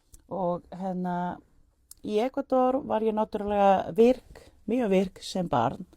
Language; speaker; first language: Icelandic; non-native, fluent; Spanish